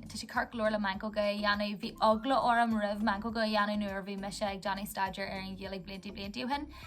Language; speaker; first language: Irish; non-native, local second language; English